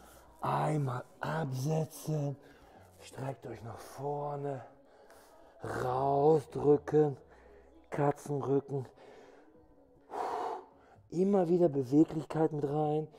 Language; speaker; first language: German; native; German